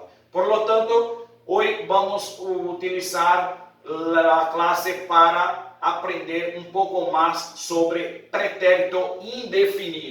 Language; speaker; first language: Spanish; non-native, fluent; Portuguese